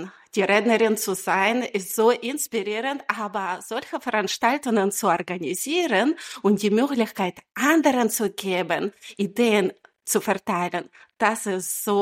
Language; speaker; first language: German; non-native, fluent; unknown